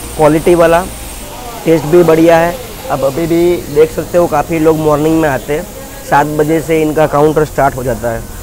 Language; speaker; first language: Hindi; non-native, local second language; Gujarati